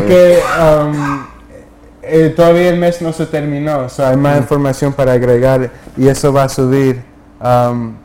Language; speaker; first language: Spanish; early bilingual, heritage; English